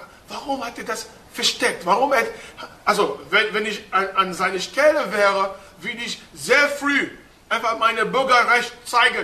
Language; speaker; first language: German; non-native, fluent; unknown